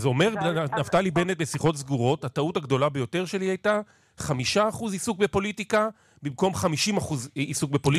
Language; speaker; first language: Hebrew; native; Hebrew